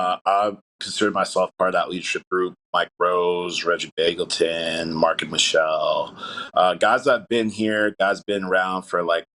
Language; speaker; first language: English; native; English